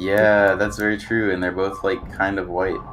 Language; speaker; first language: English; native; English